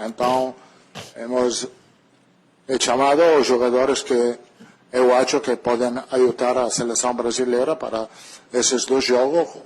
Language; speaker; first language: Portuguese; non-native, learner; Italian